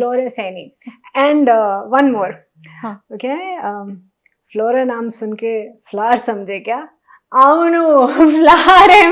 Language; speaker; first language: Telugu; non-native, learner; Hindi